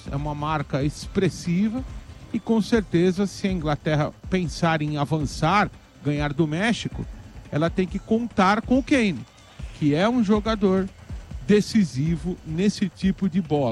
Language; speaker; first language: Portuguese; native; Portuguese